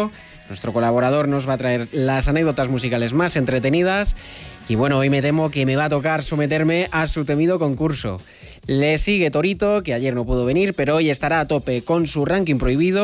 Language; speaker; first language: Spanish; native; Spanish